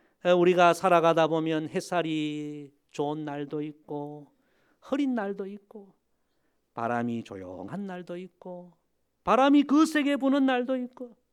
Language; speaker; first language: Korean; native; Korean